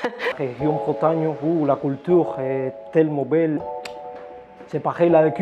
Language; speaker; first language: French; non-native, learner; Spanish